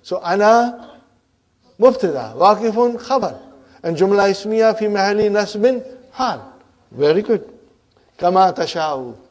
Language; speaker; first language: Arabic; non-native, fluent; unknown